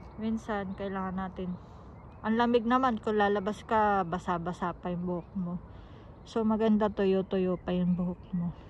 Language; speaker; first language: Filipino; native; Filipino